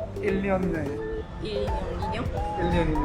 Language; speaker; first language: Korean; non-native, learner; Bangla